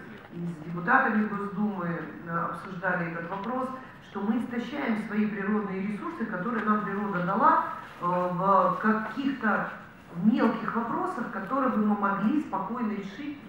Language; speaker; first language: Russian; native; Russian